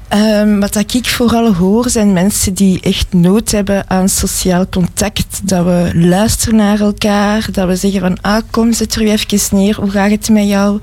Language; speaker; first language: Dutch; native; Dutch